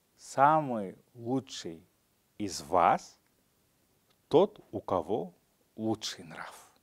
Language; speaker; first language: Russian; non-native, local second language; Kazakh